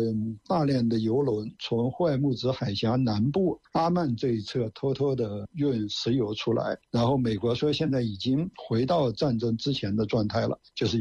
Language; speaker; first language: Chinese; native; Chinese